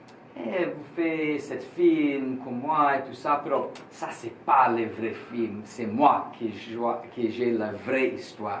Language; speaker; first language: French; non-native, learner; Italian